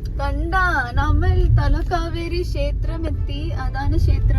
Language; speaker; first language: Malayalam; non-native, local second language; Kannada